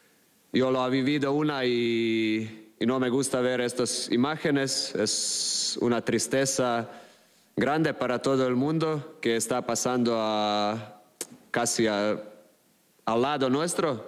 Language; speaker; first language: Spanish; non-native, fluent; Croatian